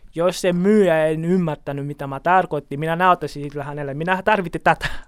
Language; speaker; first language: Finnish; non-native, learner; Portuguese